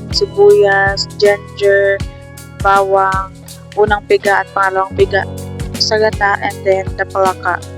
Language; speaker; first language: Filipino; non-native, local second language; Cebuano